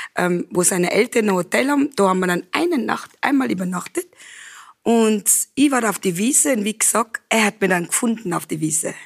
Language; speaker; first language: German; non-native, fluent; Afrikaans